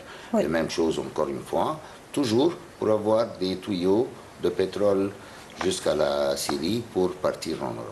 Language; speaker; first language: French; non-native, fluent; Arabic